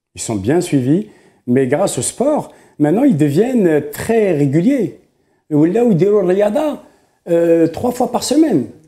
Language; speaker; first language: French; non-native, local second language; Arabic